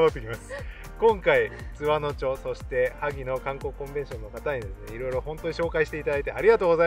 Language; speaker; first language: Japanese; native; Japanese